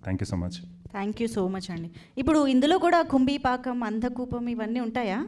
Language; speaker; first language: Telugu; native; Telugu